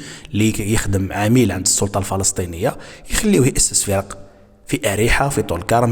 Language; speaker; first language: Arabic; native; Arabic